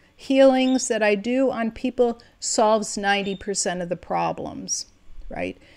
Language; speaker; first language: English; native; English